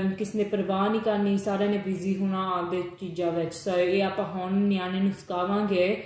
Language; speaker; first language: Punjabi; early bilingual, heritage; Punjabi